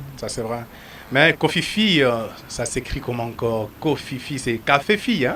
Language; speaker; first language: French; non-native, local second language; Lingala